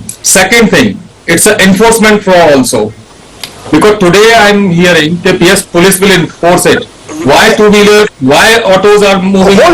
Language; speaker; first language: English; non-native, local second language; Hindi